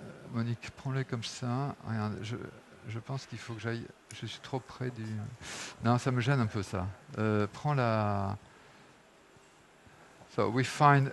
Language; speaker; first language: French; native; French